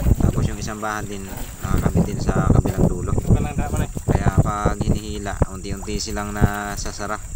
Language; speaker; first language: Filipino; non-native, local second language; Masbatenyo